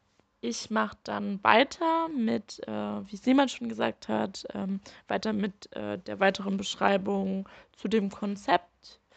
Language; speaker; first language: German; native; German